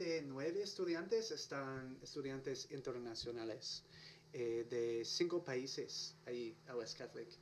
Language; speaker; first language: Spanish; non-native, learner; English